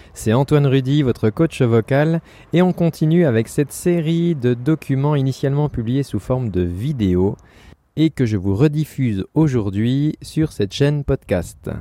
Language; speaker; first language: French; native; French